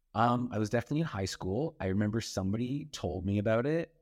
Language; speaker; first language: English; native; English